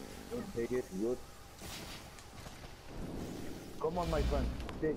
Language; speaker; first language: English; non-native, learner; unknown